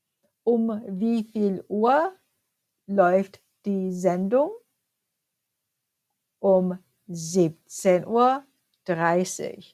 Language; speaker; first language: German; non-native, fluent; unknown